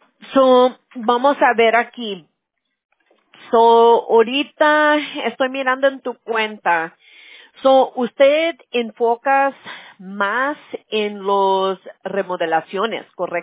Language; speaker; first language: Spanish; early bilingual, other home language; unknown